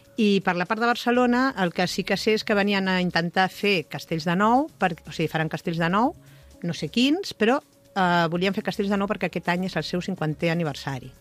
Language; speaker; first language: Catalan; native; Catalan